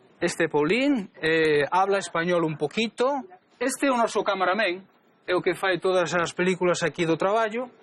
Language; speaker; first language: Galician; native; Galician